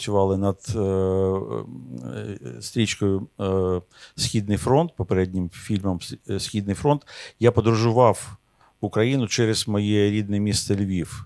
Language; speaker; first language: Ukrainian; non-native, local second language; Russian